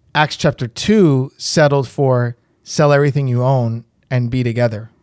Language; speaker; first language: English; native; English